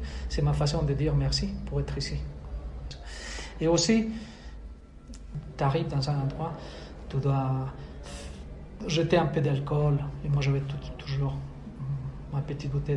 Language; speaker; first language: French; non-native, fluent; Spanish